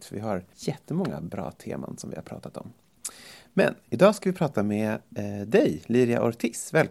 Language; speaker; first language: Swedish; native; Swedish